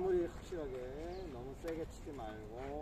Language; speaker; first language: Korean; native; Korean